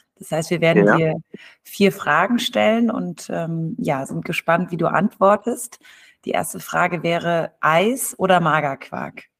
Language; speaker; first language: German; native; German